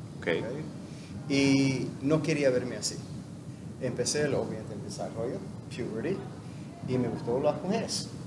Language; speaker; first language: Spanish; non-native, fluent; English